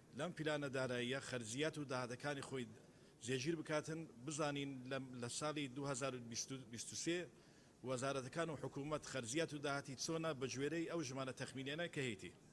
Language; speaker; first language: Central Kurdish; non-native, local second language; Turkmen